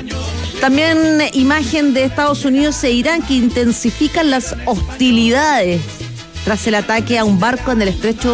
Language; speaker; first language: Spanish; native; Spanish